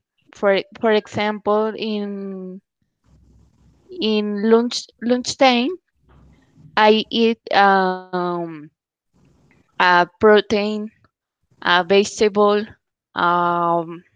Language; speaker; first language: English; non-native, learner; Spanish